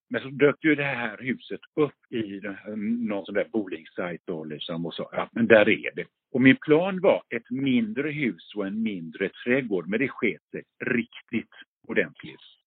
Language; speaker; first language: Swedish; early bilingual, other home language; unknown